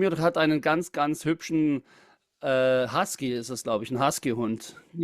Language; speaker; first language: German; native; German